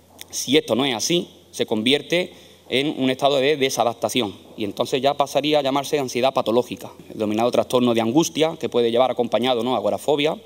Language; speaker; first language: Spanish; native; Spanish